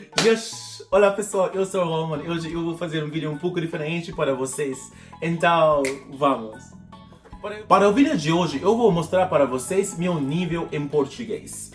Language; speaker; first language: Portuguese; non-native, fluent; English